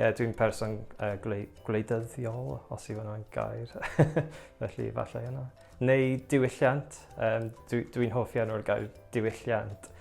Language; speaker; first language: Welsh; non-native, local second language; English